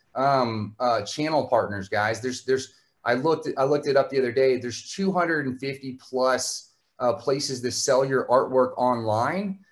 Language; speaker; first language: English; native; English